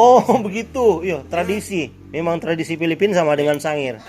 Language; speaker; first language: Indonesian; native; Indonesian